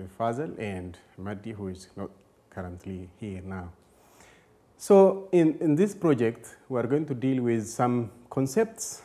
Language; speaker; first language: English; non-native, fluent; Amharic